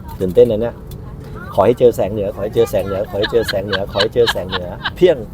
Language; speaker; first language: Thai; native; Thai